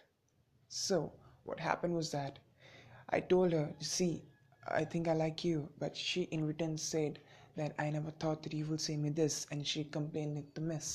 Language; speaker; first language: English; non-native, local second language; Bangla